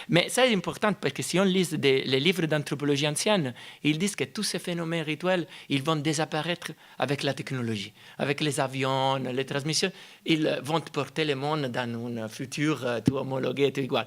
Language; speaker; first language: French; non-native, fluent; Italian